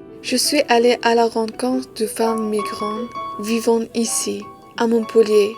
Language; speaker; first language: French; non-native, learner; Persian